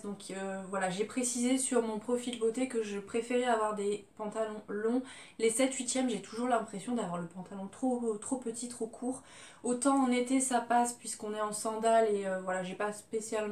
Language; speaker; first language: French; native; French